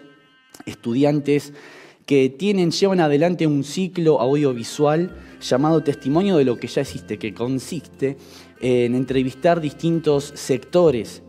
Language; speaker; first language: Spanish; native; Spanish